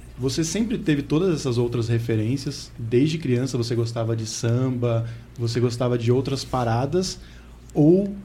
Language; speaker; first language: Portuguese; native; Portuguese